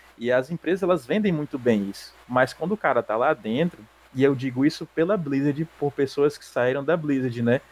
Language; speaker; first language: Portuguese; native; Portuguese